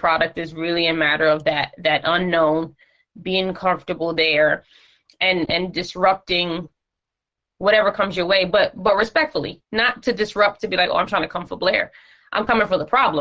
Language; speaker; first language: English; native; English